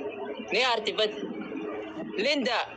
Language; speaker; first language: English; non-native, learner; Oromo